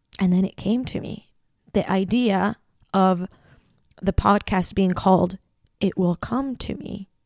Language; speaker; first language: English; non-native, fluent; Spanish